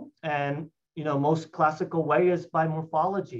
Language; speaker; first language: English; non-native, fluent; Japanese